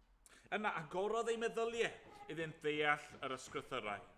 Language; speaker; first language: Welsh; native; Welsh